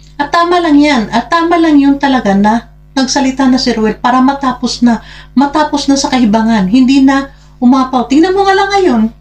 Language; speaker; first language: Filipino; non-native, local second language; Hiligaynon